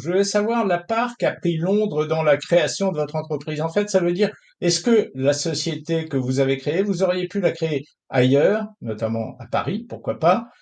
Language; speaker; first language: French; native; French